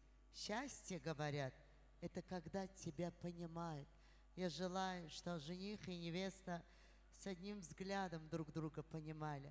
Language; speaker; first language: Russian; non-native, local second language; Uzbek